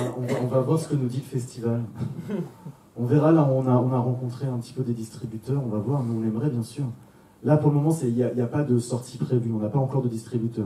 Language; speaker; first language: French; native; French